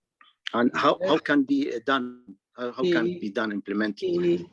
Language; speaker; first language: English; non-native, fluent; Arabic